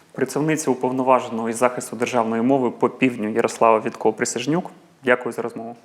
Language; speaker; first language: Ukrainian; native; Ukrainian